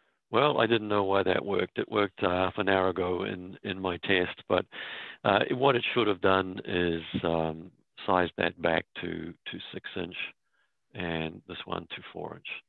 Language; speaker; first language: English; native; English